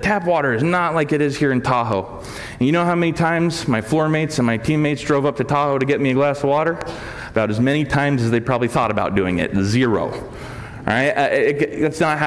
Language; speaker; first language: English; native; English